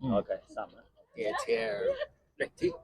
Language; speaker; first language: Norwegian; non-native, learner; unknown